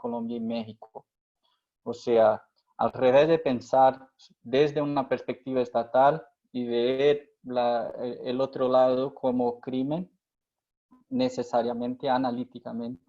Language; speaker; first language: Spanish; non-native, fluent; Portuguese